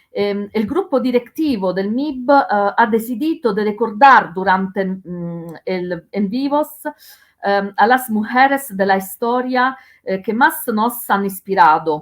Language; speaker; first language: Spanish; non-native, learner; Italian